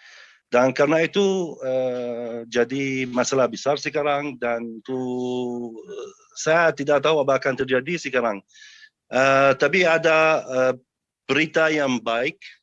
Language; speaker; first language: Indonesian; non-native, fluent; Arabic